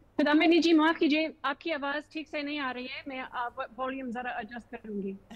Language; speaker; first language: Hindi; non-native, fluent; English